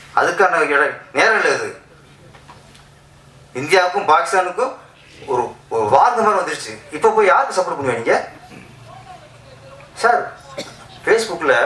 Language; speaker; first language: Tamil; native; Tamil